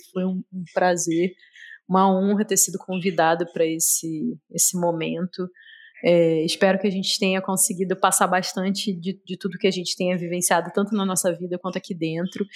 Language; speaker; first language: Portuguese; native; Portuguese